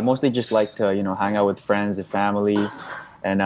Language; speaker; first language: English; non-native, local second language; Cebuano